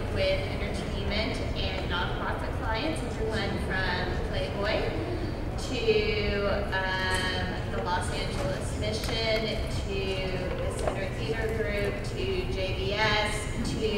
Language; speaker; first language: English; native; English